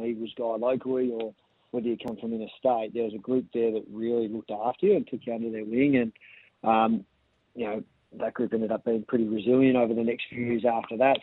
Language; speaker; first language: English; native; English